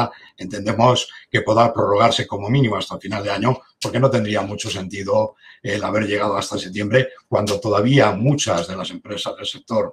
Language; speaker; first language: Spanish; native; Spanish